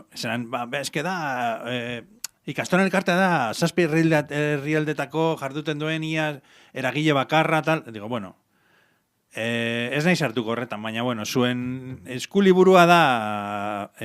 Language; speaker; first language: Basque; non-native, local second language; Spanish